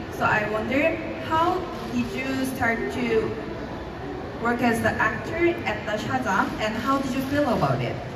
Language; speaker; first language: English; non-native, fluent; Korean